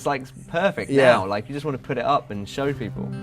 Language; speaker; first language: English; native; English